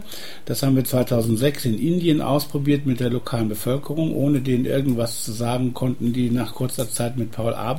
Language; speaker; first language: German; native; German